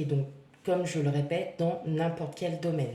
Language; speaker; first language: French; native; French